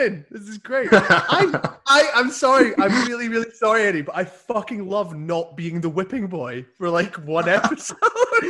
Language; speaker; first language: English; native; English